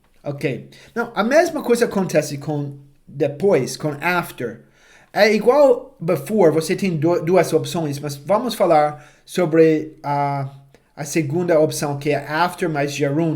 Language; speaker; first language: Portuguese; non-native, fluent; English